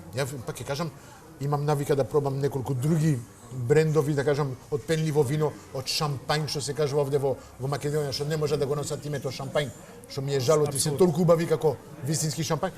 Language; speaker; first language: Macedonian; non-native, fluent; French